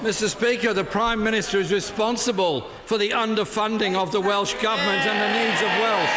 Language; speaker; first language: English; native; English